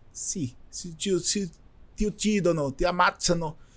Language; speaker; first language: Italian; non-native, learner; Portuguese